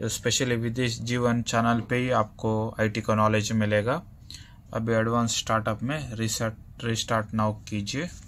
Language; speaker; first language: Hindi; non-native, local second language; Kannada